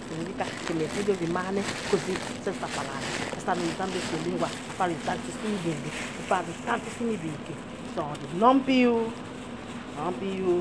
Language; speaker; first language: Italian; non-native, learner; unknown